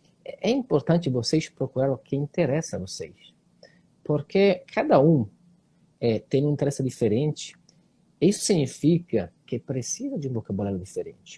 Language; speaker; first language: Portuguese; non-native, fluent; Italian